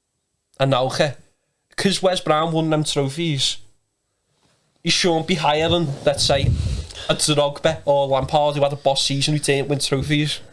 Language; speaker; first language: English; native; English